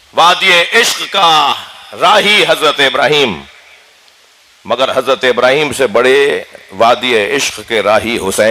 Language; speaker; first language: Urdu; native; Urdu